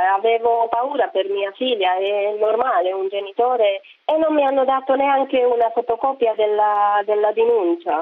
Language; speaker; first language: Italian; non-native, fluent; Romanian